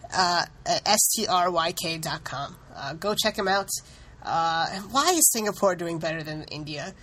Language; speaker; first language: English; early bilingual, other home language; Hindi